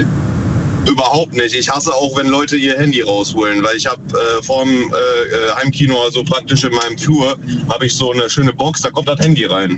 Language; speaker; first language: German; native; German